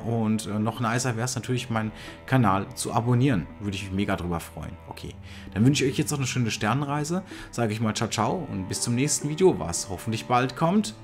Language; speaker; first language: German; native; German